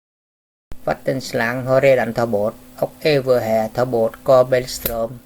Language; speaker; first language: Swedish; non-native, learner; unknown